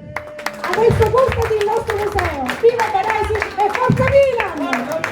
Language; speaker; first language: Italian; native; Italian